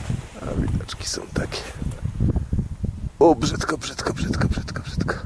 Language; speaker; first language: Polish; native; Polish